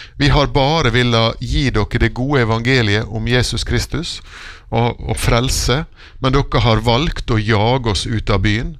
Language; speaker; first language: Norwegian; native; Norwegian